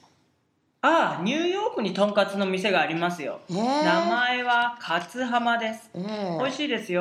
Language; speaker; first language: Japanese; native; Japanese